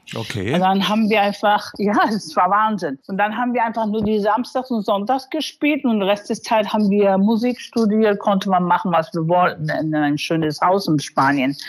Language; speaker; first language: German; early bilingual, other home language; Spanish